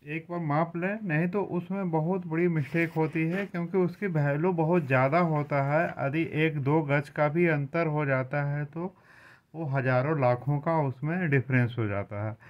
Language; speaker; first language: Hindi; native; Hindi